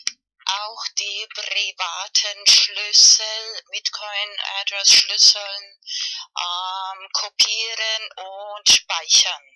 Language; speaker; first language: German; non-native, fluent; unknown